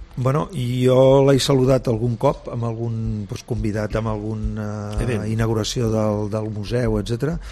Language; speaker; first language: Catalan; native; Catalan